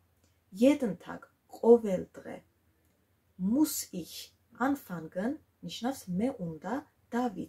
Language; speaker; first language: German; non-native, fluent; Georgian